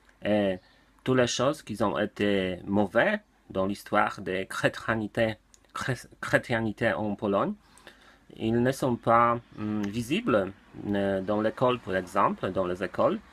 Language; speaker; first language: French; non-native, learner; Polish